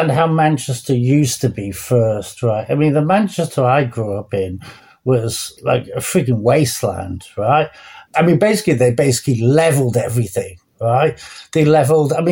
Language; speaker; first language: English; native; English